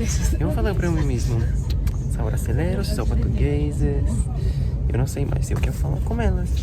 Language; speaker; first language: Portuguese; non-native, learner; English